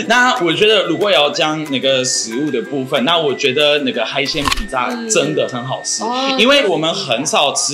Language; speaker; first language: Chinese; non-native, fluent; French